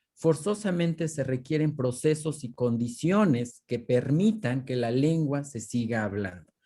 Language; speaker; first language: Spanish; non-native, local second language; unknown